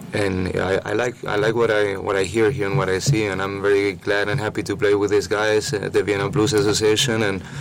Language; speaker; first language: English; non-native, fluent; Spanish